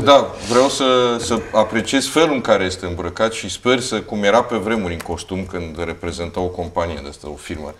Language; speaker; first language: Romanian; native; Romanian